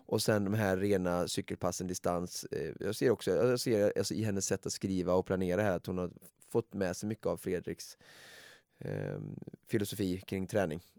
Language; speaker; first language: Swedish; native; Swedish